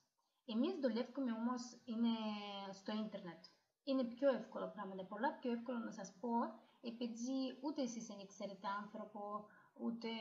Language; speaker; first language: Greek; non-native, learner; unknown